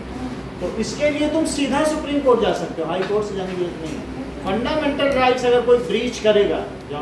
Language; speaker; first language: Hindi; native; Hindi